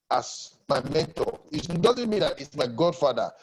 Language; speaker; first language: English; non-native, local second language; Yoruba